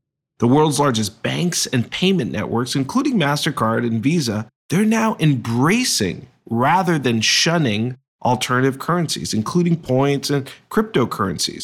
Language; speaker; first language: English; native; English